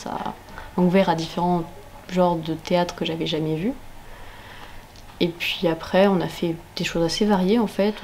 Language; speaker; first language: French; native; French